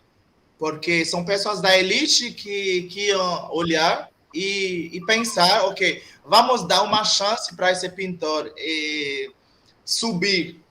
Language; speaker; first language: Portuguese; non-native, fluent; Haitian Creole